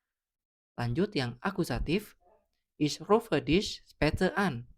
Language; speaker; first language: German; non-native, fluent; Indonesian